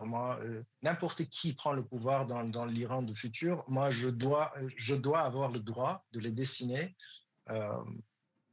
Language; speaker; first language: French; non-native, fluent; Persian